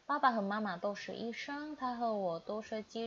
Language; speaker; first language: Chinese; non-native, fluent; Indonesian